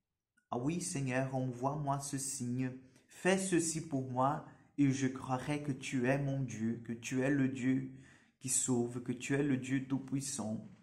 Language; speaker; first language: French; non-native, fluent; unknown